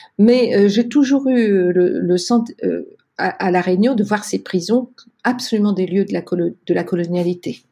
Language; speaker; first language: French; native; French